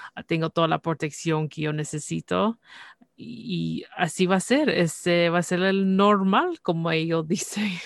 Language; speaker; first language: Spanish; early bilingual, heritage; Spanish